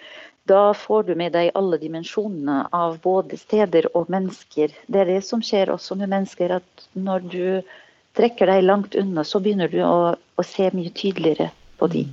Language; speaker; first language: Norwegian; non-native, fluent; Arabic